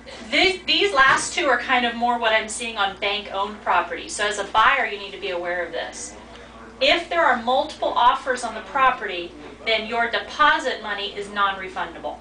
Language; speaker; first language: English; native; English